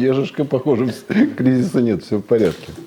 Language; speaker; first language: Russian; native; Russian